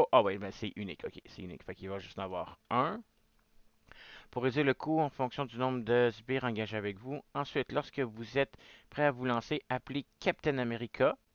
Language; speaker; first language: French; native; French